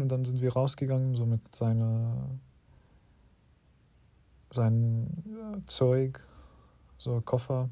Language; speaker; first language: German; non-native, fluent; Arabic